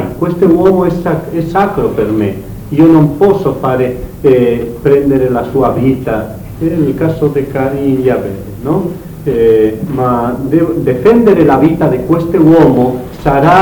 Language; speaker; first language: Italian; non-native, learner; Spanish